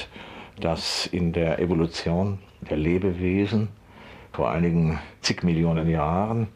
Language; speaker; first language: German; native; German